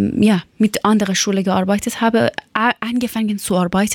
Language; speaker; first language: German; non-native, learner; Persian